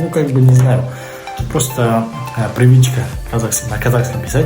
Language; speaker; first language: Russian; non-native, local second language; Kazakh